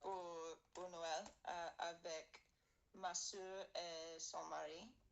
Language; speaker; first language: French; non-native, learner; English